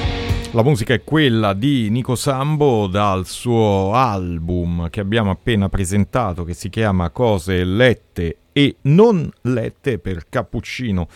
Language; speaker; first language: Italian; native; Italian